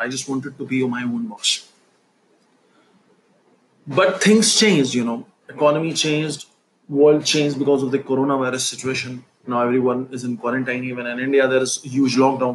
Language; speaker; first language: English; non-native, local second language; Hindi